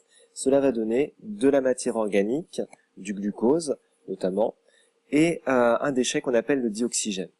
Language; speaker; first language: French; native; French